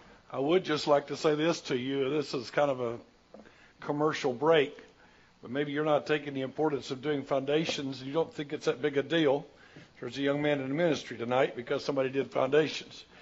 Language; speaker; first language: English; native; English